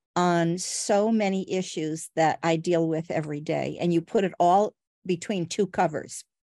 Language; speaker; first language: English; early bilingual, other home language; Portuguese